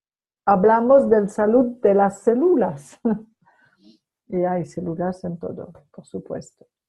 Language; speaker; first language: Spanish; non-native, fluent; French